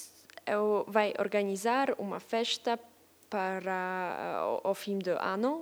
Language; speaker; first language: Portuguese; non-native, learner; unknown